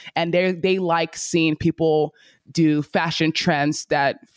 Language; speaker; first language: English; native; English